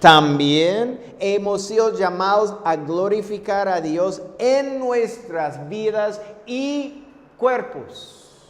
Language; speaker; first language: Spanish; non-native, fluent; English